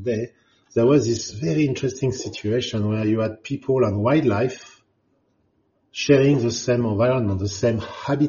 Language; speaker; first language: English; non-native, fluent; French